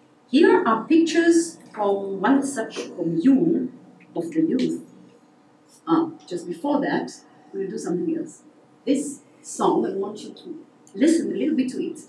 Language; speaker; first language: English; non-native, fluent; Hebrew